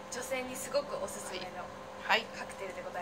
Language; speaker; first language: Japanese; native; Japanese